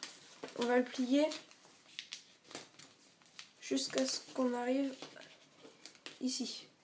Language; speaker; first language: French; native; French